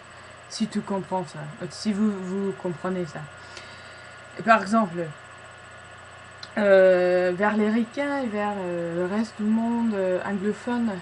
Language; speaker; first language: French; non-native, fluent; English